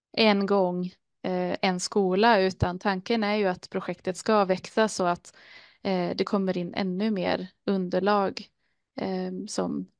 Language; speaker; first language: Swedish; native; Swedish